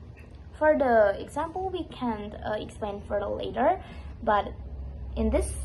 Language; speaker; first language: English; non-native, learner; Indonesian